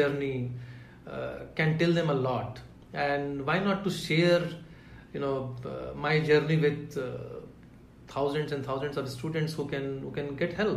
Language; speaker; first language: English; non-native, local second language; Hindi